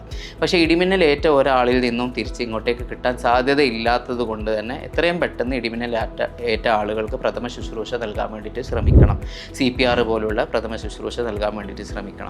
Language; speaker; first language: Malayalam; native; Malayalam